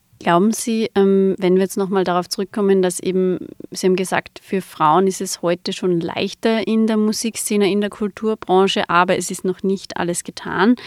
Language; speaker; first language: German; native; German